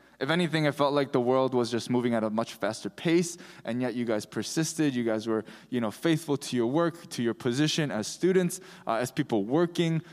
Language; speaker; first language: English; early bilingual, other home language; Korean